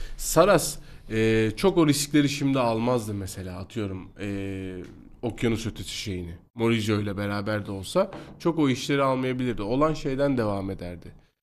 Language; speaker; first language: Turkish; native; Turkish